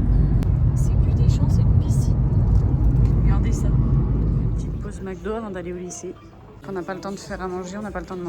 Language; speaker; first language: French; native; French